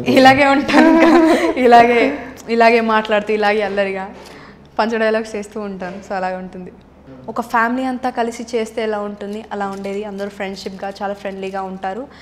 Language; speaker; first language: Telugu; early bilingual, other home language; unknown